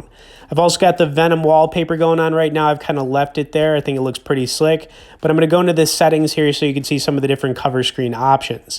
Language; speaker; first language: English; native; English